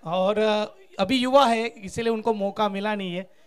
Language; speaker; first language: Hindi; non-native, local second language; Marathi